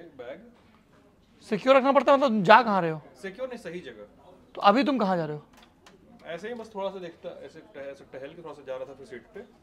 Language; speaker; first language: Hindi; native; Hindi